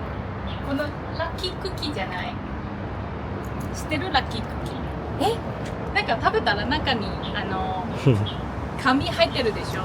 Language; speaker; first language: Japanese; non-native, fluent; Chinese